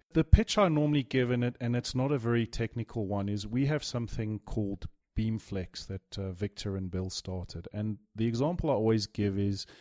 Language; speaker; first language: English; native; English